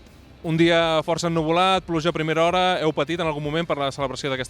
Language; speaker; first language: Catalan; native; Catalan